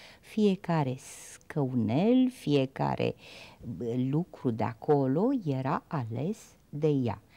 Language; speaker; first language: Romanian; native; Romanian